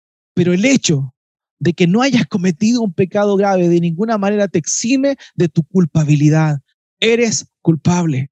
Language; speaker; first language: Spanish; native; Spanish